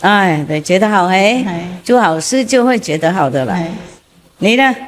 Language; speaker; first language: Chinese; non-native, fluent; Vietnamese